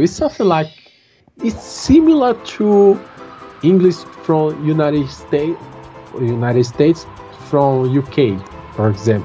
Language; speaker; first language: English; non-native, fluent; Portuguese